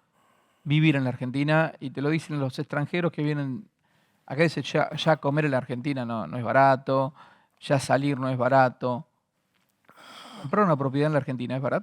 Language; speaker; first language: Spanish; native; Spanish